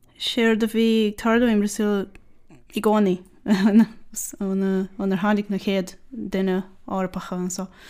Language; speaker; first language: Irish; non-native, fluent; Portuguese